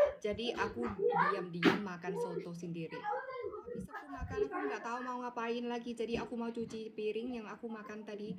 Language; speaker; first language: Indonesian; non-native, learner; Thai